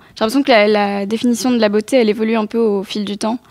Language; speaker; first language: French; native; French